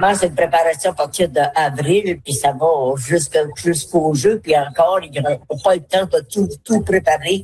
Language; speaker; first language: French; native; French